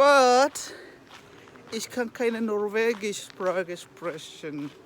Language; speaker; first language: German; non-native, learner; Swahili